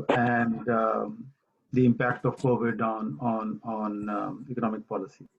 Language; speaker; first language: English; non-native, local second language; Punjabi